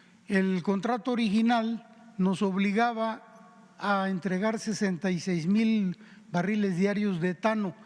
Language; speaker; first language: Spanish; native; Spanish